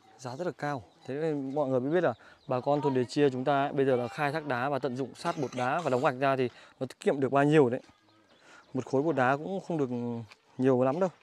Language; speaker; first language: Vietnamese; native; Vietnamese